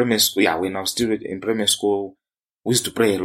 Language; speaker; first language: English; non-native, local second language; Tumbuka